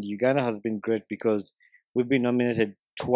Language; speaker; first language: English; non-native, local second language; Ganda